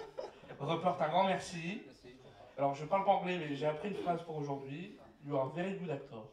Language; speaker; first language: French; native; French